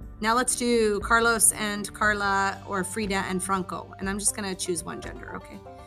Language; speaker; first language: English; native; English